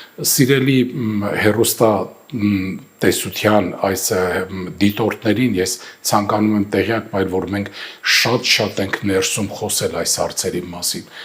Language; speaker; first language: Armenian; native; Armenian